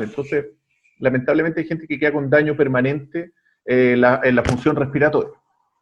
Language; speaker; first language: Spanish; native; Spanish